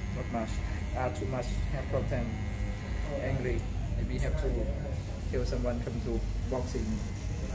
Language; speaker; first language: English; non-native, learner; Thai